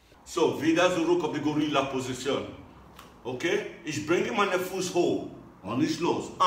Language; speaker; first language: German; non-native, learner; English